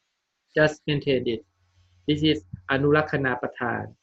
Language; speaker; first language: English; non-native, learner; Thai